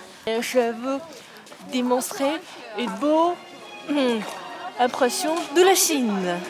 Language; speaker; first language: French; non-native, learner; Chinese